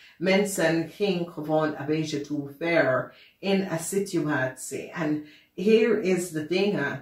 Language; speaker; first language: Dutch; non-native, fluent; English